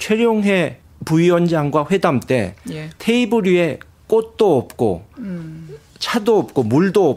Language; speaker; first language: Korean; native; Korean